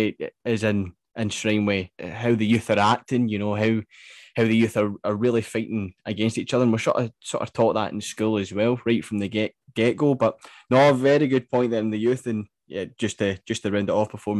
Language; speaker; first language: English; native; English